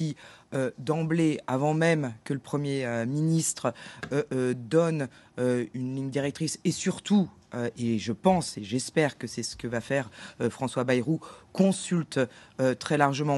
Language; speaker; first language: French; native; French